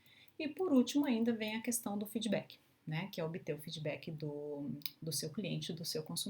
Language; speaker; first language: Portuguese; native; Portuguese